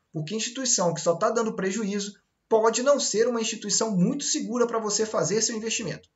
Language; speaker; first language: Portuguese; native; Portuguese